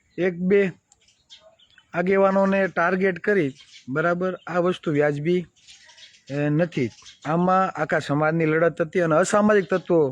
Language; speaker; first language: Gujarati; native; Gujarati